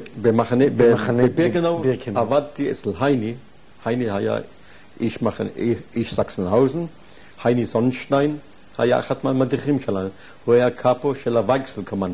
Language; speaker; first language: Hebrew; non-native, fluent; German